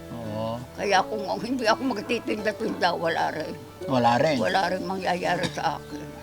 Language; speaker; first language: Filipino; native; Filipino